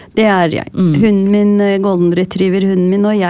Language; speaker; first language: Norwegian; non-native, fluent; Turkish